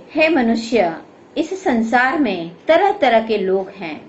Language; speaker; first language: Hindi; non-native, local second language; Gujarati